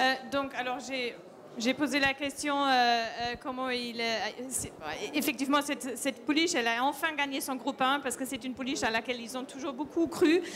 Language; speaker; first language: French; native; French